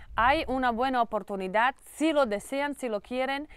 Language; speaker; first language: Spanish; non-native, learner; Slovak